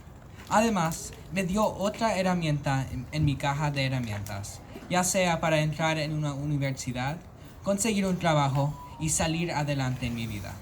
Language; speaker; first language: Spanish; non-native, local second language; English